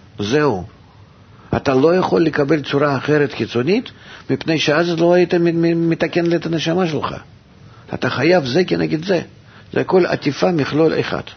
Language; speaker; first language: Hebrew; non-native, fluent; Russian